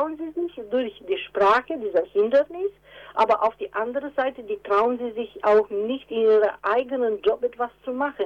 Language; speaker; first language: German; non-native, fluent; Romanian